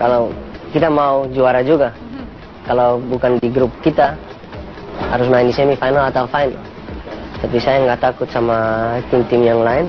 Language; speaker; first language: Indonesian; non-native, learner; Dutch